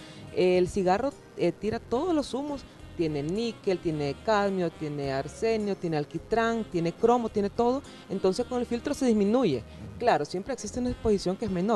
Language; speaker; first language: Spanish; native; Spanish